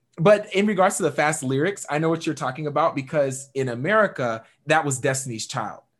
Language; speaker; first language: English; native; English